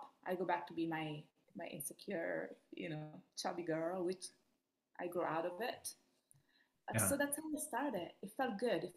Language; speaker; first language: English; non-native, fluent; Italian